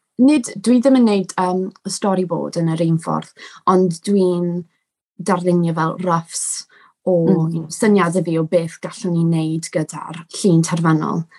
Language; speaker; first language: Welsh; non-native, local second language; English